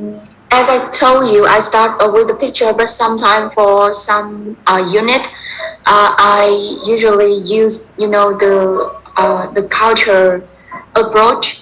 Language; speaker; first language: English; non-native, fluent; Vietnamese